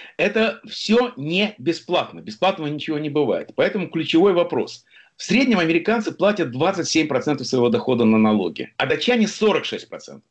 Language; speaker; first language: Russian; native; Russian